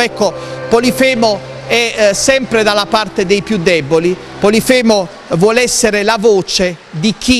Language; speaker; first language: Italian; native; Italian